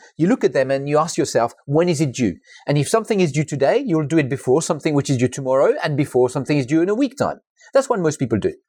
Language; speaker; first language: English; non-native, fluent; French